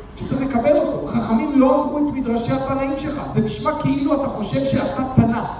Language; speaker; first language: Hebrew; native; Hebrew